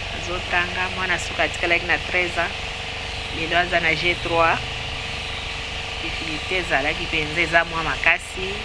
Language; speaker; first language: Lingala; non-native, local second language; Luba-Lulua